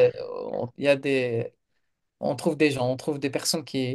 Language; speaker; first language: French; non-native, local second language; Kabyle